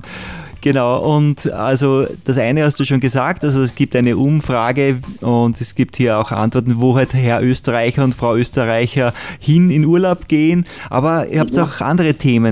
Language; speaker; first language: German; native; German